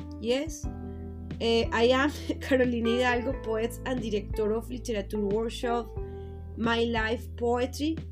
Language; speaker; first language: English; non-native, learner; Spanish